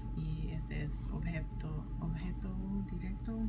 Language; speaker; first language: Spanish; non-native, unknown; English